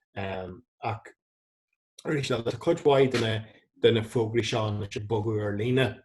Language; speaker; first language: Irish; non-native, local second language; English